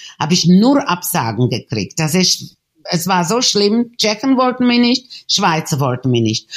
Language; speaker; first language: German; non-native, fluent; Czech